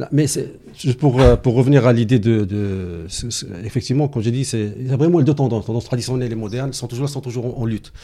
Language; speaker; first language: French; non-native, local second language; Arabic